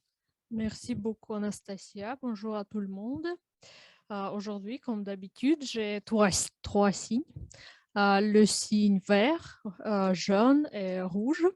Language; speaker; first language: French; non-native, learner; Russian